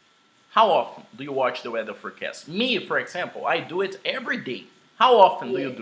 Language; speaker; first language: English; non-native, fluent; Portuguese